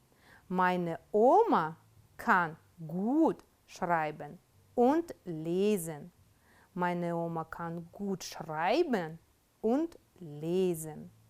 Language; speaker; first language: German; non-native, fluent; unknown